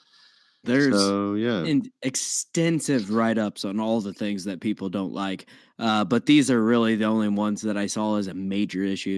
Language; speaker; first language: English; native; English